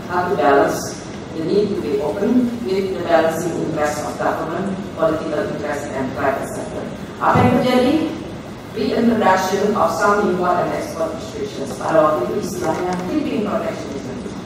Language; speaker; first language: English; non-native, fluent; Indonesian